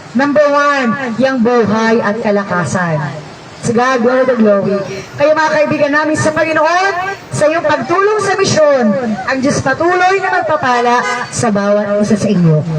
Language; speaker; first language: Filipino; non-native, local second language; Hiligaynon